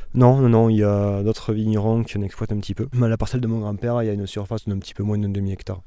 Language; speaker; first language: French; native; French